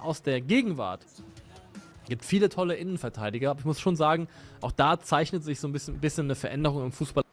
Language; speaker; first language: German; native; German